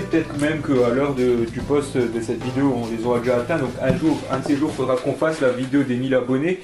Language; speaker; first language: French; native; French